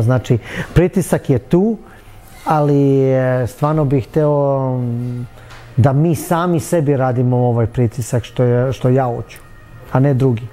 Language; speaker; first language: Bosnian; early bilingual, heritage; Bosnian